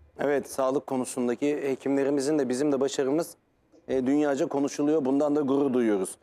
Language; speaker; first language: Turkish; native; Turkish